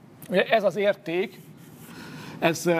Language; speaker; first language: Hungarian; native; Hungarian